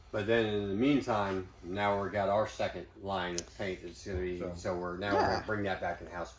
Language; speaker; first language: English; native; English